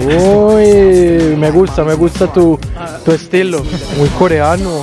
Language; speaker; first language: Spanish; native; Spanish